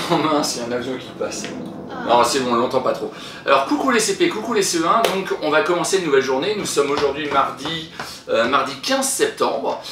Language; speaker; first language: French; native; French